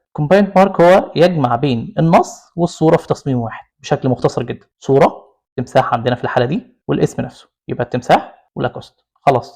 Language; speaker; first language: Arabic; native; Arabic